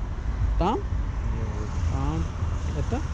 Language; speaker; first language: Russian; non-native, learner; Urdu